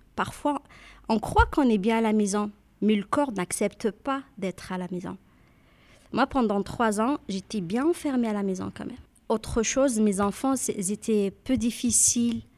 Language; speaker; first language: French; non-native, learner; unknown